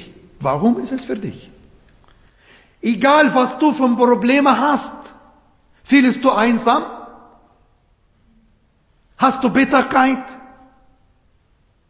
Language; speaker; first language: German; non-native, fluent; Arabic